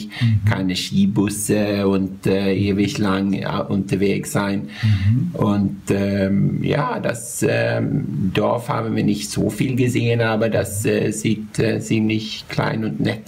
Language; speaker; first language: German; non-native, fluent; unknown